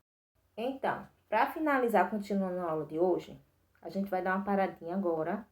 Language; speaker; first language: Portuguese; native; Portuguese